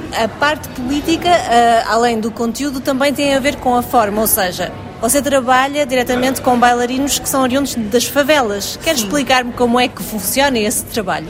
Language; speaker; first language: Portuguese; native; Portuguese